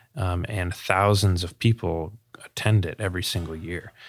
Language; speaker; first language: English; native; English